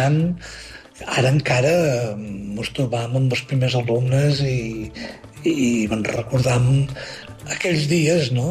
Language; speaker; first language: Catalan; native; Catalan